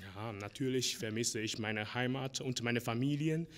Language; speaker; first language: German; non-native, learner; Chinese